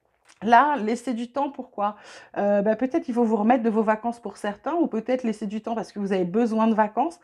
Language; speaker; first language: French; native; French